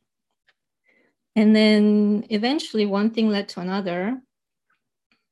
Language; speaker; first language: English; non-native, fluent; Korean